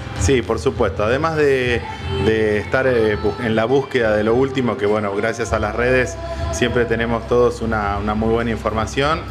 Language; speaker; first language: Spanish; native; Spanish